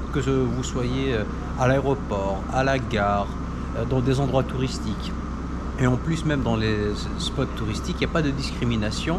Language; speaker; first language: French; native; French